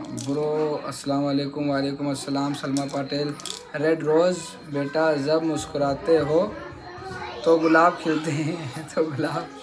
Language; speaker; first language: Hindi; native; Hindi